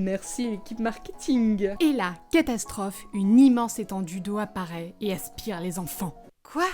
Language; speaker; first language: French; native; French